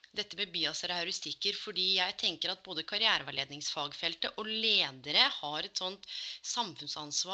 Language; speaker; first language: Norwegian; native; Norwegian